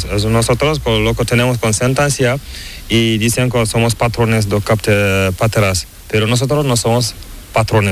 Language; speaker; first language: Spanish; non-native, learner; Fula